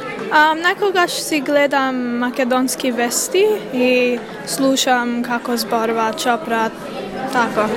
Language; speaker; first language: Macedonian; early bilingual, heritage; Macedonian